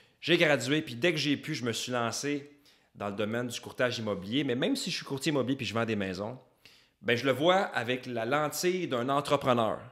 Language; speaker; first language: French; native; French